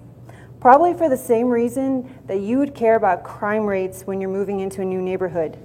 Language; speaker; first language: English; native; English